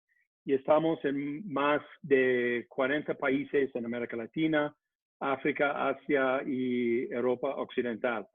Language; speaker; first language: Spanish; non-native, fluent; English